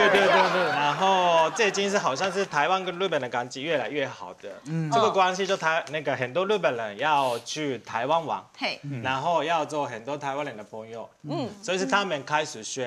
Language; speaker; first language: Chinese; non-native, learner; Japanese